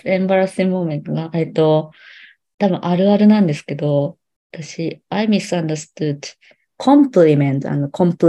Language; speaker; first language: English; non-native, learner; Japanese